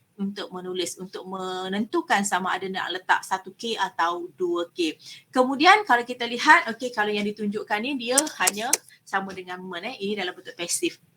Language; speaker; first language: Malay; native; Malay